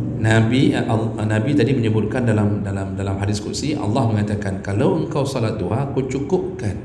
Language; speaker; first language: Malay; non-native, local second language; Achinese